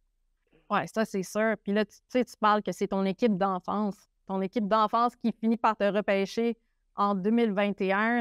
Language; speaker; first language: French; native; French